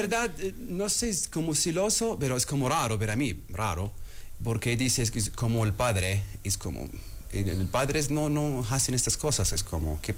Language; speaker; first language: Spanish; non-native, learner; Arabic